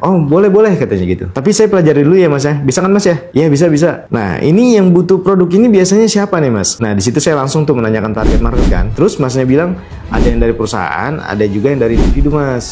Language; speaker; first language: Indonesian; native; Indonesian